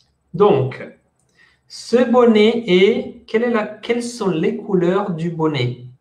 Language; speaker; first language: French; non-native, fluent; Spanish